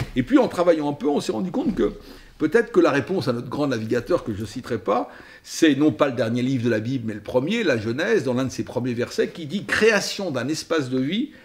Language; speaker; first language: French; native; French